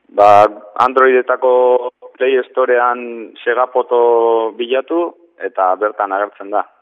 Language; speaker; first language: Basque; native; Basque